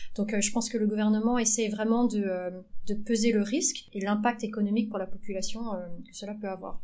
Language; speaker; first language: French; early bilingual, other home language; Vietnamese